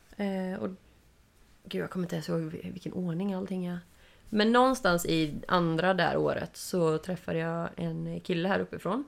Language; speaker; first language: Swedish; native; Swedish